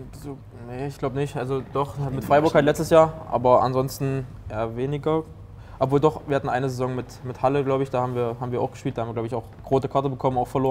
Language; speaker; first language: German; native; German